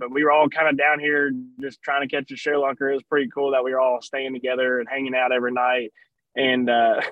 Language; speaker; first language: English; native; English